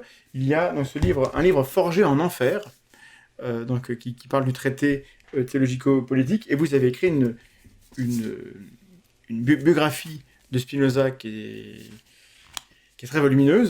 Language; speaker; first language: French; native; French